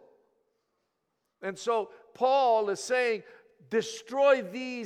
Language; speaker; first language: English; early bilingual, other home language; Greek